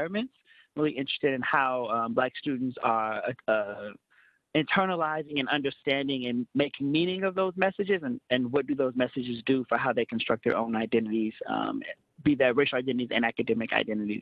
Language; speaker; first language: English; native; English